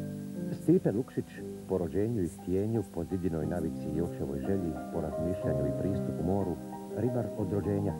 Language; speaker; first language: Croatian; native; Croatian